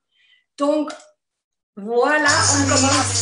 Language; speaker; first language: French; non-native, fluent; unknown